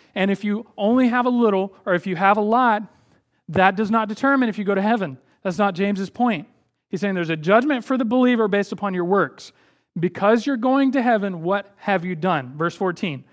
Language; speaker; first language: English; native; English